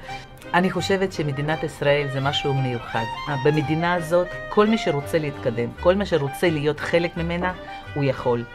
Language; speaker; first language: Hebrew; non-native, fluent; Russian